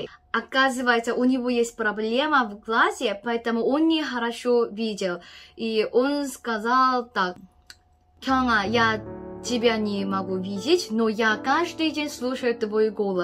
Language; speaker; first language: Russian; non-native, fluent; Korean